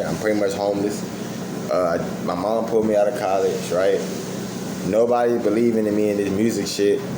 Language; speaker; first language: English; native; English